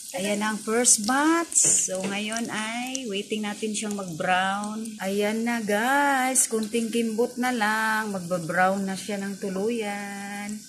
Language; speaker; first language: Filipino; non-native, local second language; Cebuano